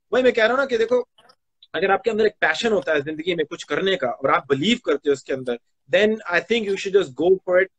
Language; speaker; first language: Hindi; early bilingual, other home language; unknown